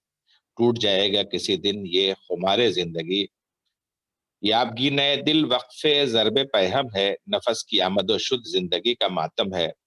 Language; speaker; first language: Urdu; native; Urdu